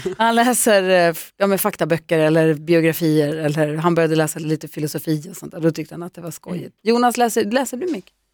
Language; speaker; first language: Swedish; native; Swedish